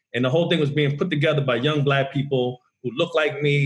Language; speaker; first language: English; native; English